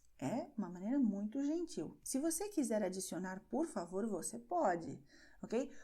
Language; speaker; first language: Portuguese; non-native, fluent; Spanish